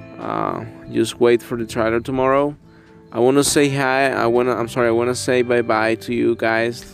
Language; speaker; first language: English; non-native, learner; Spanish